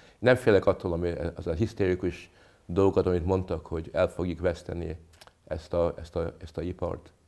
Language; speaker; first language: Hungarian; early bilingual, other home language; English